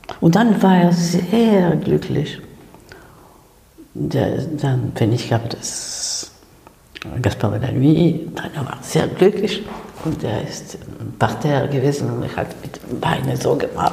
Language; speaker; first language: German; non-native, fluent; Spanish